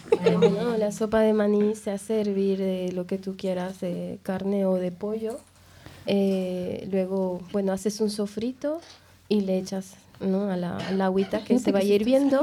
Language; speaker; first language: Spanish; native; Spanish